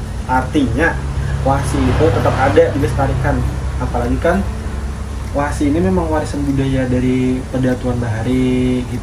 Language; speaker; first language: Indonesian; non-native, local second language; Banjar